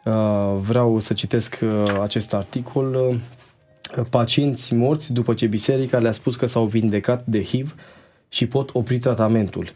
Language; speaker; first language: Romanian; native; Romanian